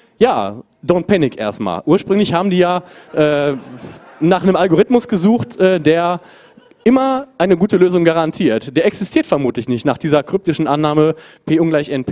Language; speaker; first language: German; native; German